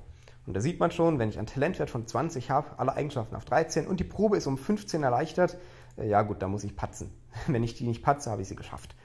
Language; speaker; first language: German; native; German